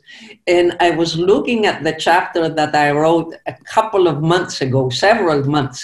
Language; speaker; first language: English; non-native, fluent; Greek